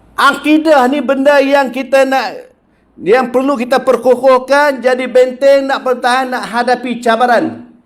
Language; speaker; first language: Malay; native; Malay